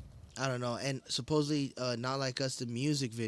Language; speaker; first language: English; native; English